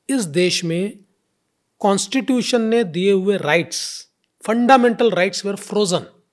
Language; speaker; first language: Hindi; non-native, local second language; Marathi